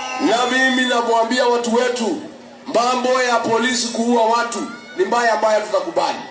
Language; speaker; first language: Swahili; non-native, local second language; Kikuyu